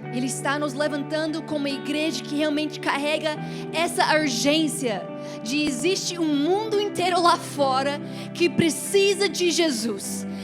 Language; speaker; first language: Portuguese; non-native, fluent; English